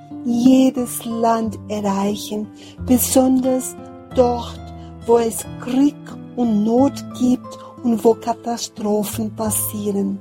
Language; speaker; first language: German; non-native, fluent; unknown